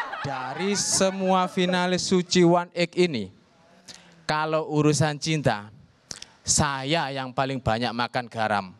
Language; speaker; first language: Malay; non-native, local second language; Javanese